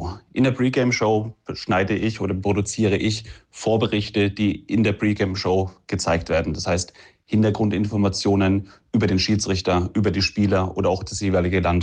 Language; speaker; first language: German; native; German